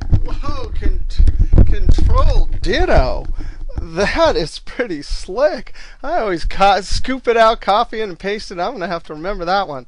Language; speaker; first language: English; native; English